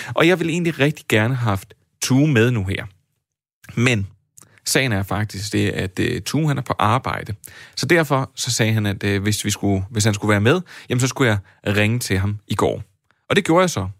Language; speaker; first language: Danish; early bilingual, other home language; Sinhala